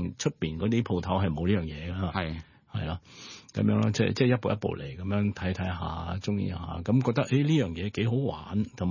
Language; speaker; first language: Cantonese; early bilingual, heritage; Cantonese